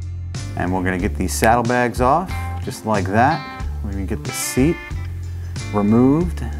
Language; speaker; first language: English; native; English